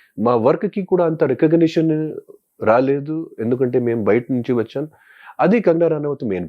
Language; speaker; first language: Telugu; non-native, local second language; Hindi